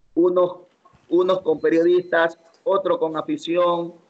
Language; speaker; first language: Spanish; native; Spanish